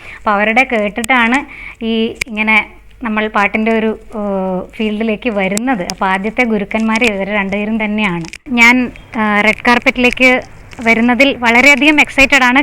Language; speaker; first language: Malayalam; native; Malayalam